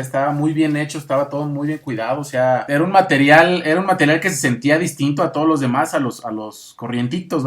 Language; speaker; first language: Spanish; native; Spanish